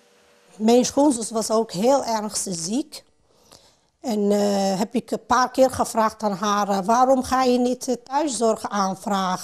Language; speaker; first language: Dutch; non-native, fluent; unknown